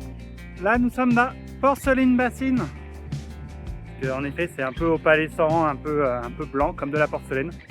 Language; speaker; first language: French; native; French